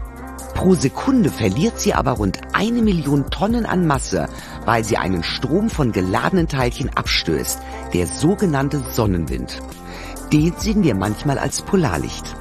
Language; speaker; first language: German; native; German